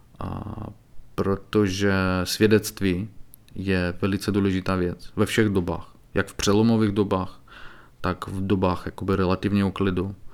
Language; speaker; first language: Czech; non-native, fluent; Belarusian